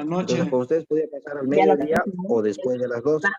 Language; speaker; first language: Spanish; native; Spanish